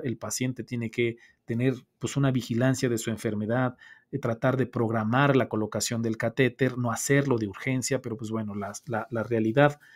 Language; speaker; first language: Spanish; native; Spanish